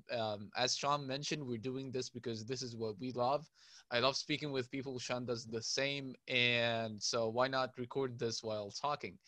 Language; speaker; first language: English; non-native, fluent; Arabic